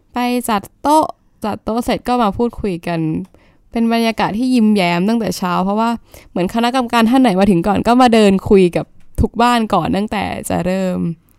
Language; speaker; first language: Thai; native; Thai